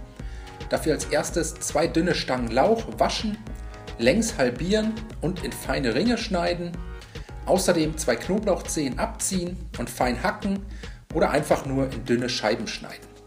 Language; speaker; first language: German; native; German